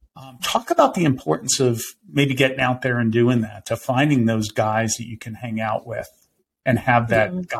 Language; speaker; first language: English; native; English